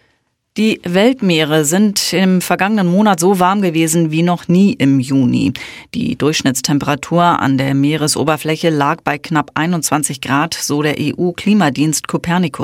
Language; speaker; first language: German; native; German